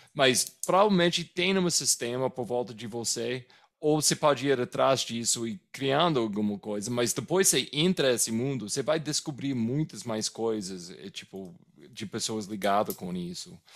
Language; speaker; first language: Portuguese; non-native, fluent; English